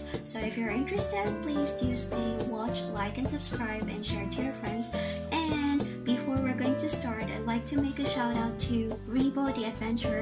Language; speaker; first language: English; non-native, fluent; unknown